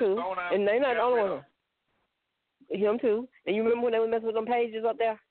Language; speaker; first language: English; native; English